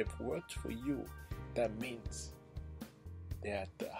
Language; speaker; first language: English; non-native, local second language; Krio